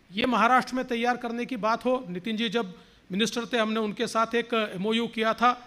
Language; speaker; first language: Hindi; non-native, local second language; Marathi